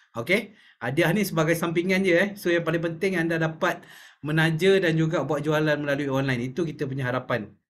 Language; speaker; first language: Malay; native; Malay